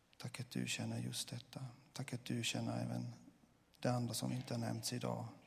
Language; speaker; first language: Swedish; non-native, fluent; Swiss German